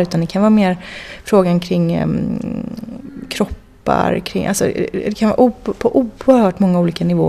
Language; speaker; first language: Swedish; native; Swedish